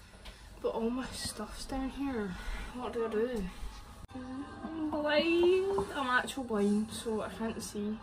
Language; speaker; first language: English; native; English